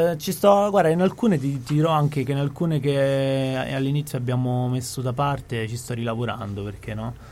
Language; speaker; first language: Italian; native; Italian